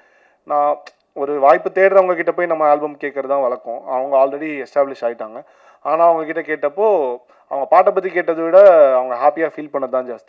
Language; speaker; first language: Tamil; native; Tamil